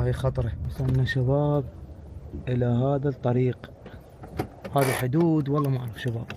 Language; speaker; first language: Arabic; native; Arabic